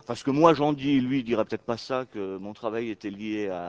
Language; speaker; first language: French; native; French